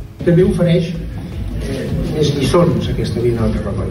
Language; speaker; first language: Catalan; native; Catalan